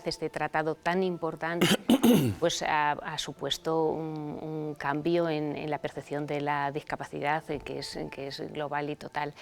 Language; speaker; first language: Spanish; native; Spanish